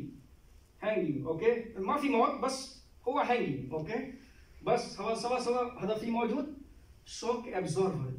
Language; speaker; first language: Arabic; non-native, learner; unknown